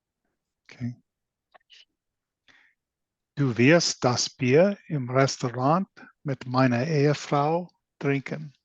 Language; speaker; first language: German; non-native, learner; English